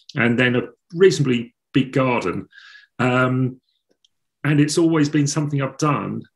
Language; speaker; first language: English; native; English